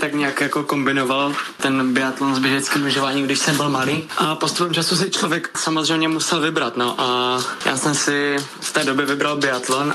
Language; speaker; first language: Czech; native; Czech